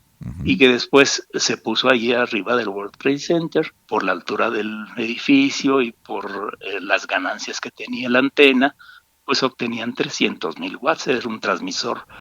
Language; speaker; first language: Spanish; native; Spanish